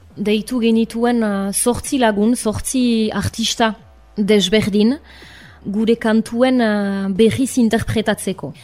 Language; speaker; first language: Basque; native; Basque